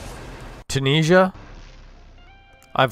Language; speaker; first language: English; native; English